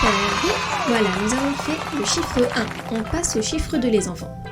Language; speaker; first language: French; native; French